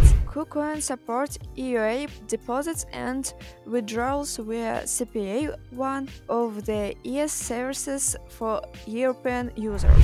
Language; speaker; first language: English; non-native, learner; Russian